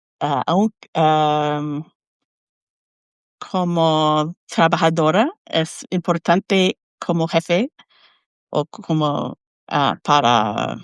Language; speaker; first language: Spanish; non-native, learner; English